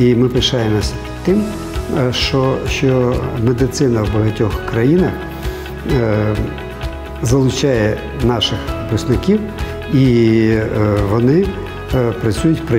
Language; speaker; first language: Ukrainian; non-native, local second language; Russian